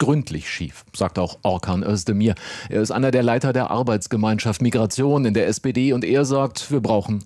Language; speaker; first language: German; native; German